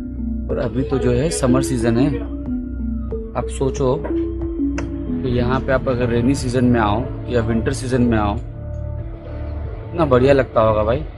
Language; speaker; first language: Hindi; native; Hindi